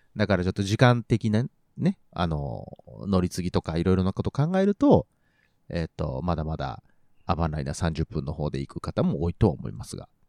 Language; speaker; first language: Japanese; native; Japanese